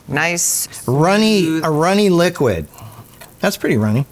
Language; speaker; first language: English; native; English